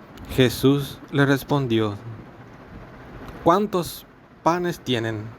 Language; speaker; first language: Spanish; native; Spanish